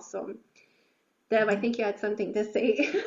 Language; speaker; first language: English; native; English